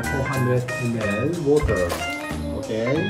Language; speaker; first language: English; non-native, local second language; Filipino